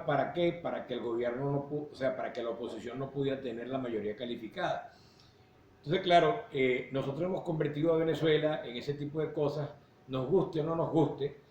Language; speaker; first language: Spanish; native; Spanish